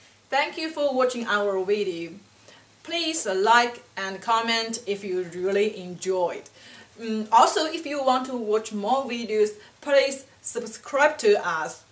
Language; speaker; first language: English; non-native, fluent; Chinese